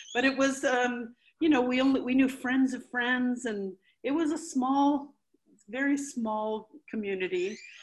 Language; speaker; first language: English; early bilingual, other home language; Spanish